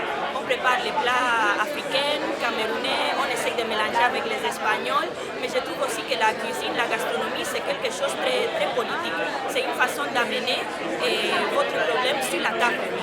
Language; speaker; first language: French; non-native, fluent; Spanish